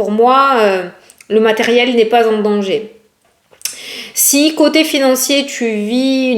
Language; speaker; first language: French; native; French